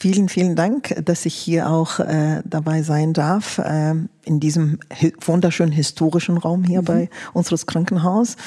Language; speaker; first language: German; non-native, fluent; Arabic